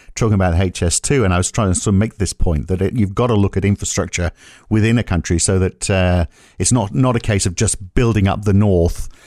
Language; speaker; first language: English; native; English